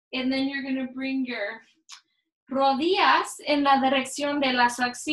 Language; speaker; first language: Spanish; non-native, learner; English